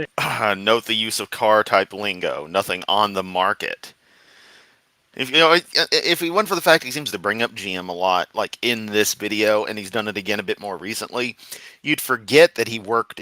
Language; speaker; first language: English; native; English